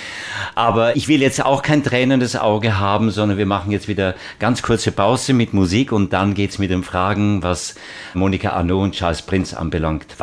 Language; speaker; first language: German; native; German